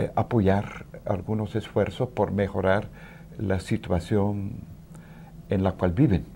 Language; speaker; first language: Spanish; non-native, fluent; Dutch